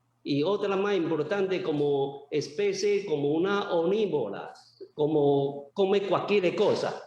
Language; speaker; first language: Spanish; non-native, learner; Chinese